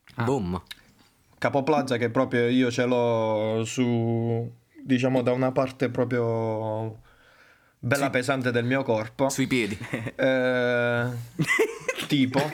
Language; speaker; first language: Italian; native; Italian